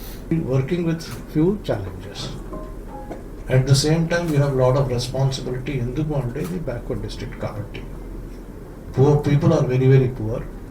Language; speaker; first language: English; non-native, local second language; Telugu